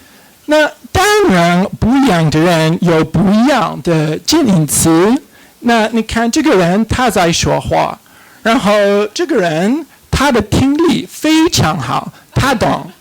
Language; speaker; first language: Chinese; non-native, fluent; English